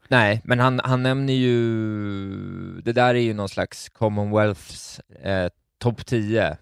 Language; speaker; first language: Swedish; native; Swedish